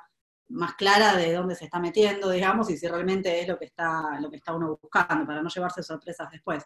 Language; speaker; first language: Spanish; native; Spanish